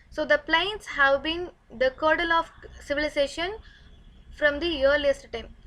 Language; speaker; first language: English; non-native, local second language; Tamil